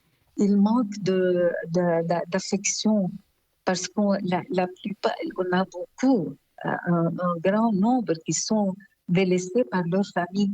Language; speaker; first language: French; non-native, local second language; Arabic